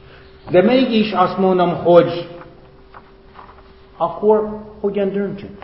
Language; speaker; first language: Hungarian; non-native, fluent; English